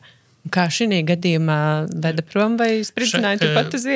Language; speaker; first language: Latvian; native; Latvian